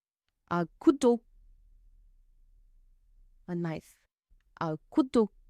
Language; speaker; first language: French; non-native, fluent; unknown